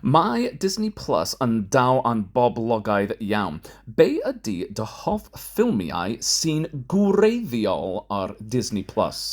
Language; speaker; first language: Welsh; non-native, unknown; English